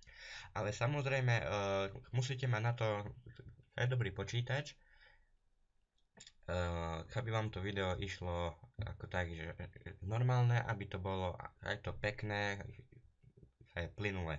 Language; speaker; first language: Slovak; native; Slovak